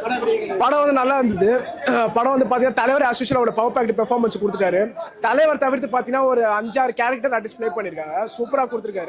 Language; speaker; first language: Tamil; native; Tamil